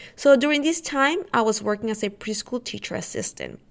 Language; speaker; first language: English; non-native, fluent; Spanish